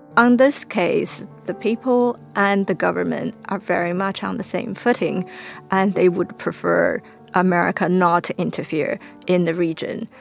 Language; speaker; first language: English; non-native, fluent; Chinese